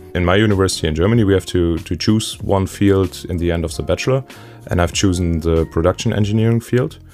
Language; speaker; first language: English; non-native, fluent; German